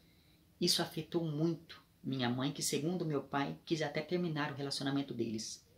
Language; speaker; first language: Portuguese; native; Portuguese